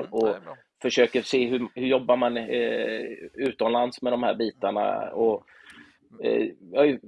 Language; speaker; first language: Swedish; native; Swedish